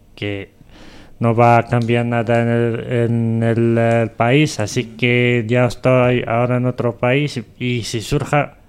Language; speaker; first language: Spanish; non-native, fluent; Arabic